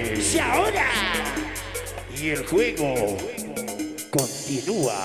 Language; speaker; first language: Spanish; native; Spanish